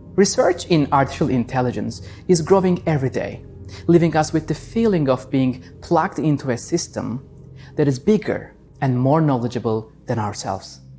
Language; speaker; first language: English; non-native, fluent; Turkish